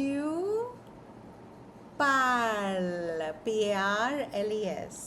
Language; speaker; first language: French; non-native, fluent; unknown